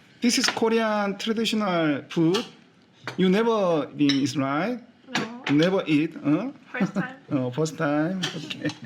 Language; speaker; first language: English; non-native, learner; Korean